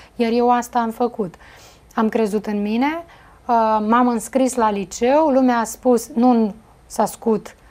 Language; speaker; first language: Romanian; native; Romanian